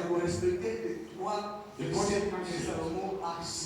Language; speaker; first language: French; non-native, local second language; Lingala